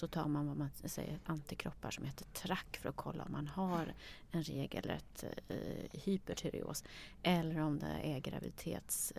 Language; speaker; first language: Swedish; native; Swedish